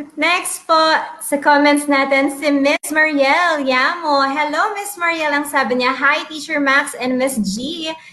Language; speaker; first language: Filipino; native; Filipino